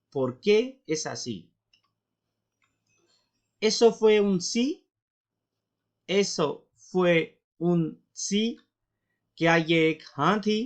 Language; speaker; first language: Spanish; non-native, fluent; Urdu